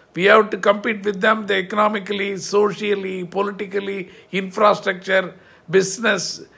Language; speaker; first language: English; non-native, local second language; Tamil